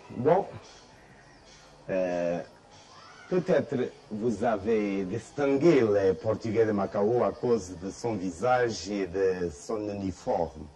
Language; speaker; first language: French; non-native, fluent; Portuguese